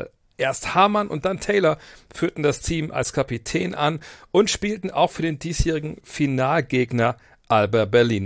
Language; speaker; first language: German; native; German